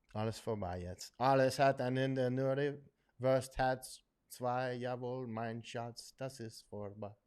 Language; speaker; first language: German; non-native, learner; English